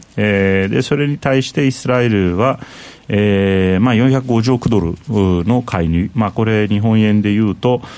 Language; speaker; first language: Japanese; non-native, fluent; Turkish